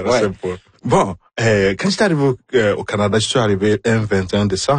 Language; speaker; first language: French; non-native, fluent; Igbo